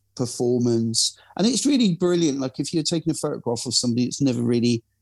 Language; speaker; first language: English; native; English